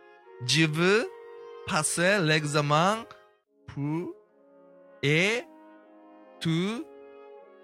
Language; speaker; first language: French; non-native, learner; Japanese